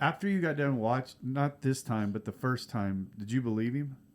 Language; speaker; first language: English; native; English